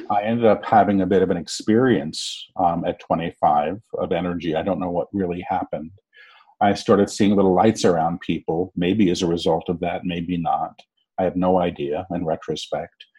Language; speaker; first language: English; native; English